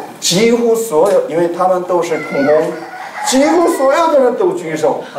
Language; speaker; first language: Chinese; non-native, fluent; Korean